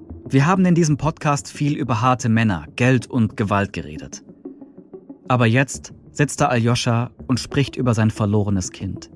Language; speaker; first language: German; native; German